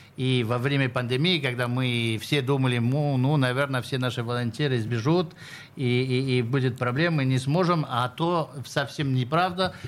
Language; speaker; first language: Russian; early bilingual, heritage; Russian